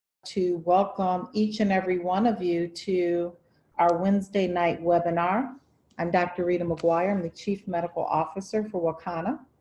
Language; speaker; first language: English; native; English